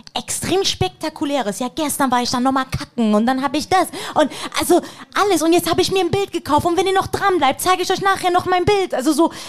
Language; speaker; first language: German; early bilingual, other home language; Persian